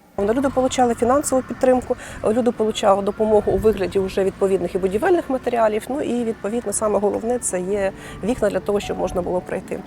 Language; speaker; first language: Ukrainian; native; Ukrainian